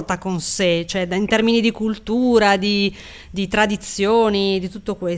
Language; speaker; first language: Italian; native; Italian